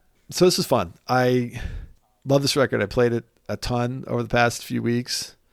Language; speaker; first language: English; native; English